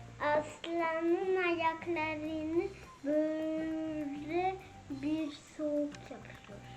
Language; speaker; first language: Turkish; early bilingual, heritage; Turkish